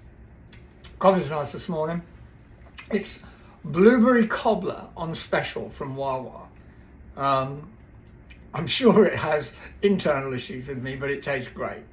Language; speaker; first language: English; native; English